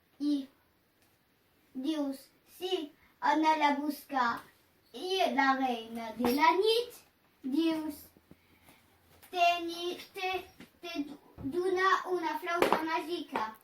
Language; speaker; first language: Catalan; non-native, local second language; French